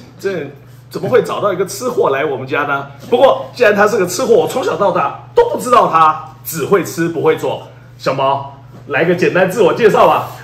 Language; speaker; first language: Chinese; native; Chinese